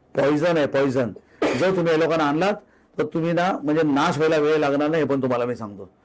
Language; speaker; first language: Marathi; native; Marathi